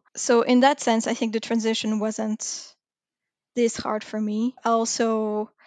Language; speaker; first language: English; non-native, fluent; French